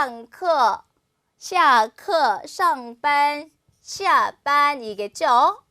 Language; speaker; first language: Chinese; non-native, fluent; Korean